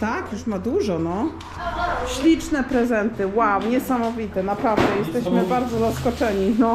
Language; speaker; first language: Polish; native; Polish